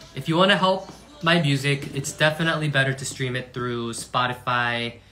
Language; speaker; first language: English; early bilingual, other home language; Korean